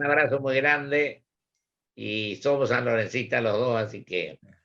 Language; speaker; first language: Spanish; native; Spanish